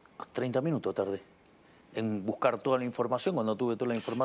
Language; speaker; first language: Spanish; native; Spanish